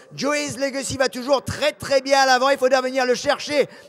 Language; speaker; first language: French; non-native, local second language; Morisyen